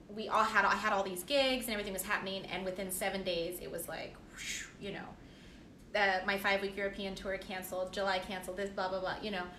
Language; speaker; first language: English; native; English